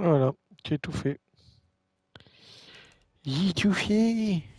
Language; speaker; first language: French; native; French